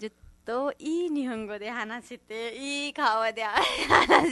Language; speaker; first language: Japanese; non-native, learner; Nepali